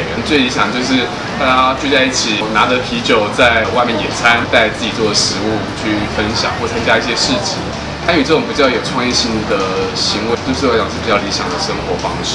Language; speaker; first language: Chinese; native; Chinese